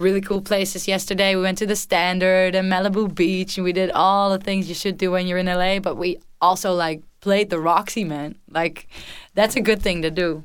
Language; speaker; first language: English; non-native, fluent; Dutch